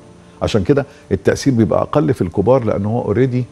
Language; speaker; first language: Arabic; native; Arabic